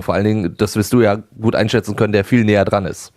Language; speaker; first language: German; native; German